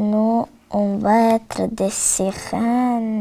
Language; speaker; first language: French; non-native, learner; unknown